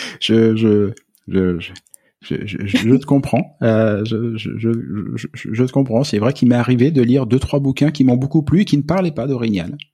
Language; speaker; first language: French; native; French